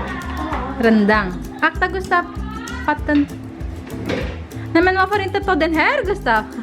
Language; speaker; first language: Swedish; non-native, fluent; Indonesian